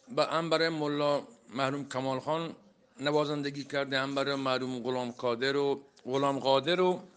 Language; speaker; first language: Persian; non-native, local second language; Baluchi